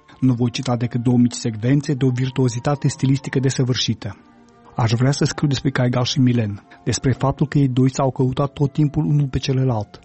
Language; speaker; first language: Romanian; native; Romanian